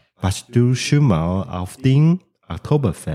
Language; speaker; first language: German; non-native, learner; Chinese